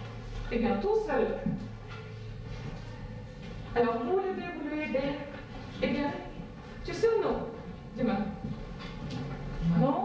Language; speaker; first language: French; non-native, fluent; Russian